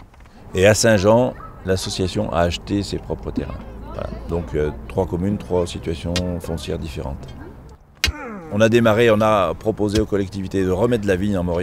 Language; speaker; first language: French; native; French